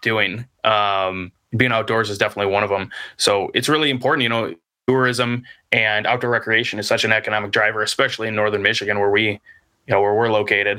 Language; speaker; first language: English; native; English